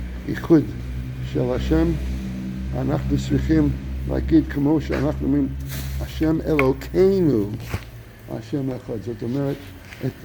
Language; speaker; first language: Hebrew; non-native, fluent; English